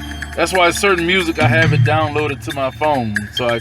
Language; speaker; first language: English; native; English